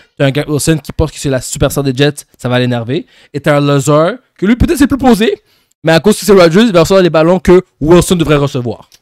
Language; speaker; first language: French; native; French